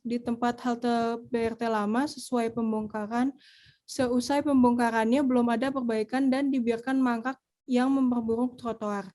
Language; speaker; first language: Indonesian; native; Indonesian